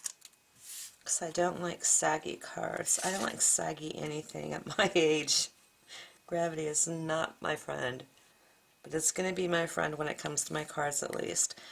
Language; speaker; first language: English; native; English